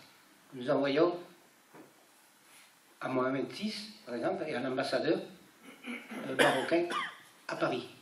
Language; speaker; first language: French; native; French